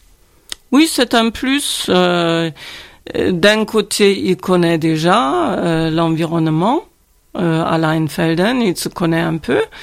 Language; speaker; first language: French; non-native, fluent; German